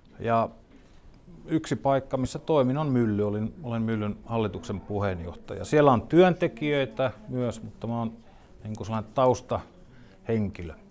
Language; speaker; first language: Finnish; native; Finnish